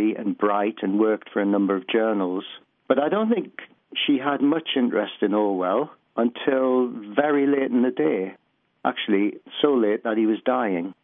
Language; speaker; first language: English; native; English